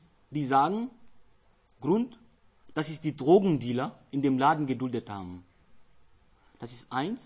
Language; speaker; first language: German; non-native, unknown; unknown